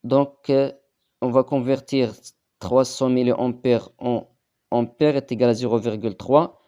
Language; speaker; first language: French; non-native, local second language; Arabic